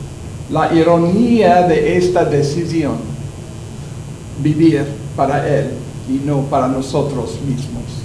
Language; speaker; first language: Spanish; non-native, learner; English